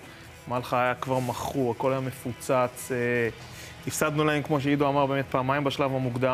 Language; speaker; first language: Hebrew; native; Hebrew